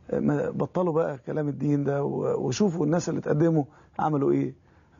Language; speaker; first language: Arabic; native; Arabic